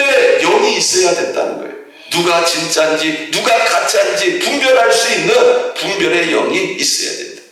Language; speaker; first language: Korean; native; Korean